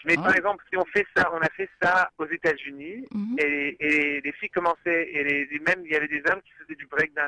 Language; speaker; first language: French; early bilingual, other home language; English